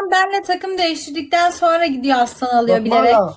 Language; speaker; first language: Turkish; native; Turkish